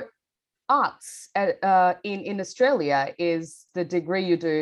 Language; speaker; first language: English; non-native, local second language; Bangla